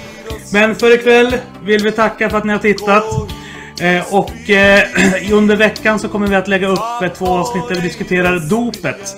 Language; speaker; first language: Swedish; native; Swedish